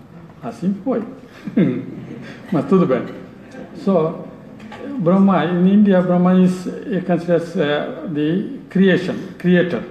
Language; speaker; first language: Portuguese; non-native, learner; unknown